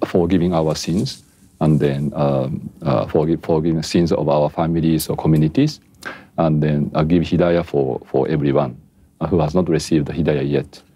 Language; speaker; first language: English; non-native, fluent; Japanese